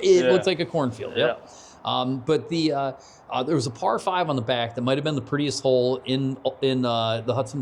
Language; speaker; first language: English; native; English